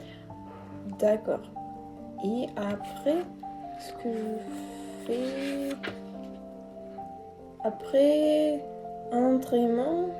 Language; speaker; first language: French; non-native, learner; Russian